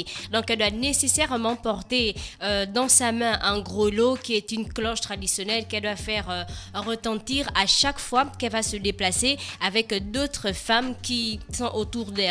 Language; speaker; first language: French; native; French